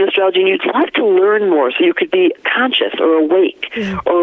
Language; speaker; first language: English; native; English